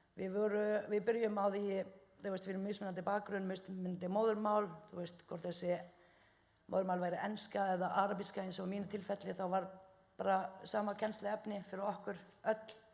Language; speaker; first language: Icelandic; non-native, fluent; Arabic